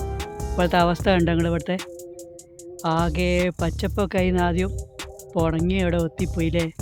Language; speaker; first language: Malayalam; native; Malayalam